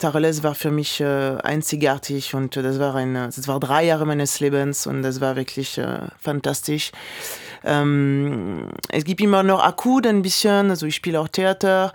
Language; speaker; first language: German; non-native, fluent; French